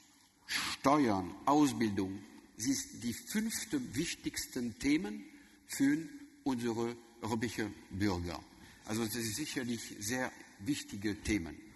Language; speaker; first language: German; non-native, learner; French